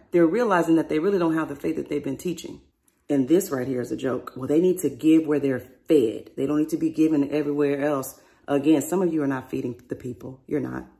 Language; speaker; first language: English; native; English